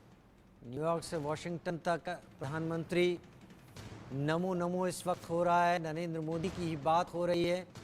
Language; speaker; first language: Hindi; native; Hindi